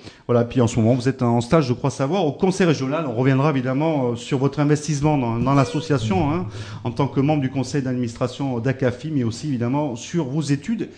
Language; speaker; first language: French; native; French